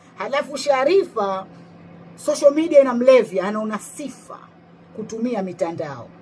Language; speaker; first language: Swahili; native; Swahili